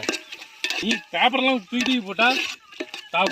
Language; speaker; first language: Tamil; native; Tamil